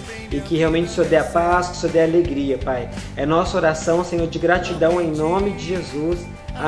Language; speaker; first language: Portuguese; native; Portuguese